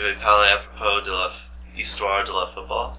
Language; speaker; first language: French; non-native, learner; English